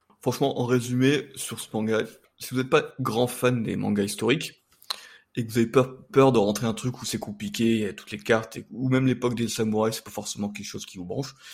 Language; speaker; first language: French; native; French